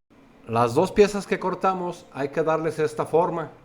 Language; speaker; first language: Spanish; native; Spanish